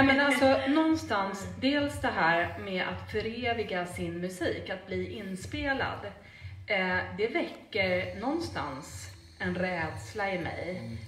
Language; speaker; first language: Swedish; native; Swedish